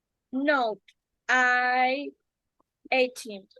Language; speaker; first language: English; non-native, learner; Spanish